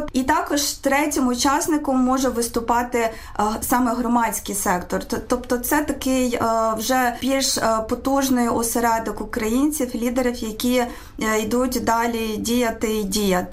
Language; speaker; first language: Ukrainian; native; Ukrainian